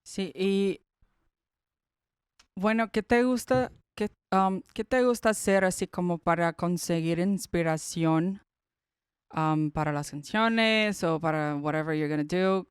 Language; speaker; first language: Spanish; non-native, fluent; Portuguese